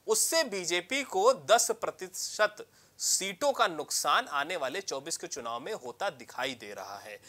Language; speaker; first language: Hindi; native; Hindi